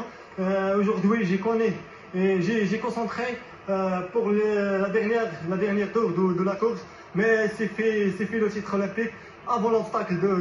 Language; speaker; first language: French; non-native, learner; Arabic